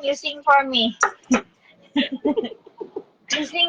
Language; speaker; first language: English; non-native, local second language; Filipino